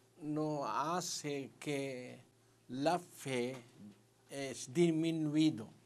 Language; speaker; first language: Spanish; non-native, learner; Filipino